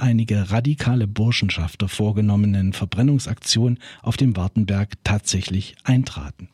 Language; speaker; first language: German; native; German